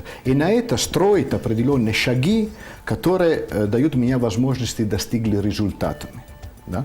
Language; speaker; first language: Russian; non-native, fluent; Italian